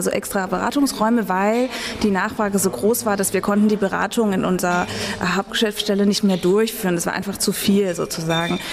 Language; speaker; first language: German; native; German